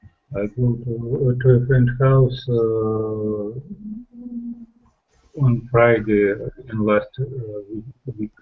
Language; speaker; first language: English; non-native, learner; Russian